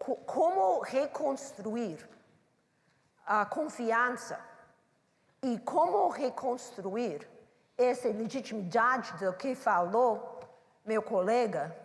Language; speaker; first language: Portuguese; non-native, learner; English